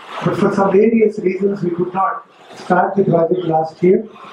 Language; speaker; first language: English; non-native, local second language; Telugu